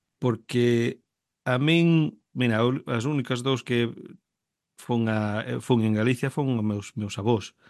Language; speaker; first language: Galician; early bilingual, heritage; Galician